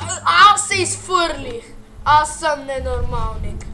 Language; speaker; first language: Bulgarian; early bilingual, heritage; Bulgarian